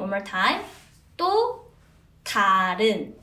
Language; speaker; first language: English; non-native, fluent; Korean